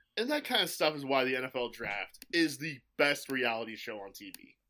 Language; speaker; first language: English; native; English